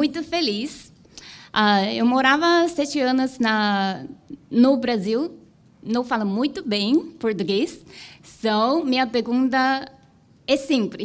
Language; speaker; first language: Portuguese; non-native, learner; Chinese